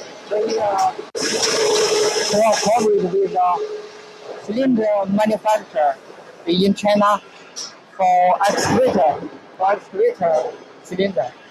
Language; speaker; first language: English; non-native, learner; Chinese